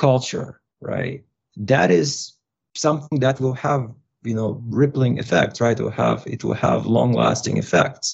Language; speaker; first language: English; non-native, fluent; Russian